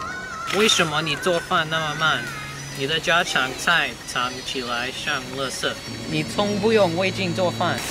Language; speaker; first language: Chinese; non-native, learner; English